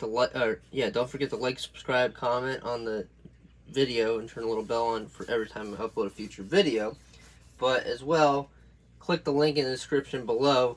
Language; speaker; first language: English; native; English